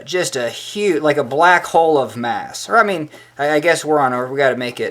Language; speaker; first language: English; native; English